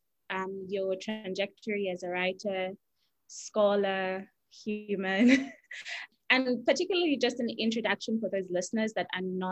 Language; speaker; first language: English; non-native, local second language; Ganda